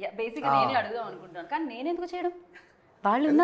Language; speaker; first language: Telugu; native; Telugu